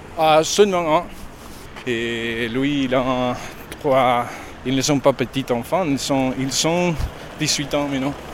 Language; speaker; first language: French; non-native, learner; Spanish